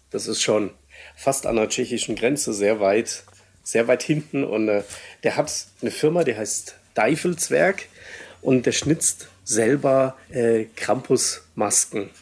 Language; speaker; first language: German; native; German